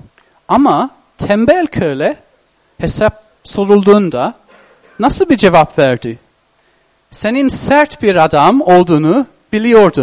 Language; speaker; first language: Turkish; non-native, fluent; English